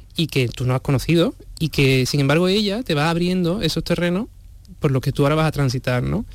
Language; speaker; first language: Spanish; native; Spanish